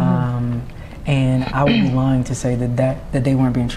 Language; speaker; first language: English; native; English